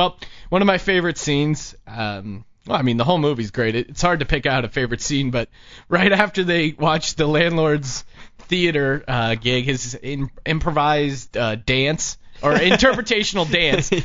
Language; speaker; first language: English; native; English